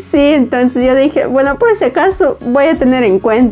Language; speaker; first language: Spanish; non-native, fluent; Ukrainian